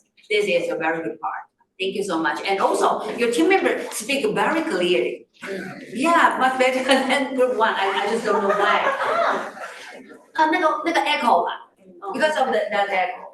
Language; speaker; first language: English; non-native, fluent; Chinese